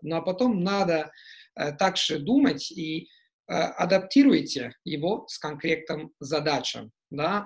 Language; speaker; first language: Russian; non-native, fluent; Italian